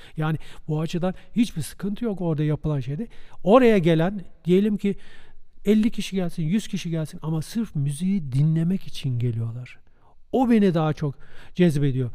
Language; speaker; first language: Turkish; native; Turkish